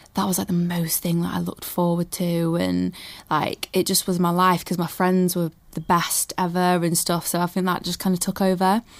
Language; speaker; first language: English; native; English